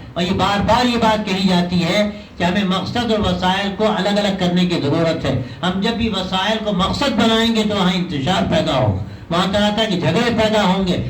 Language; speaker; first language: Urdu; native; Urdu